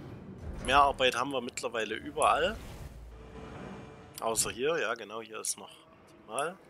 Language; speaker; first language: German; native; German